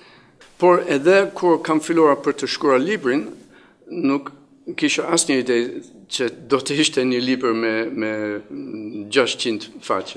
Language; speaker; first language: Albanian; non-native, fluent; English